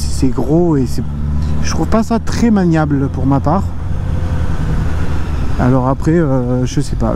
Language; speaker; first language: French; native; French